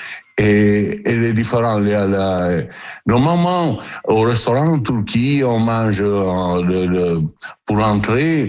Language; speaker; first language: French; non-native, learner; Italian